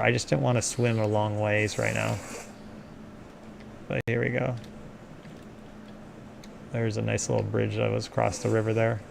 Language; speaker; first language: English; native; English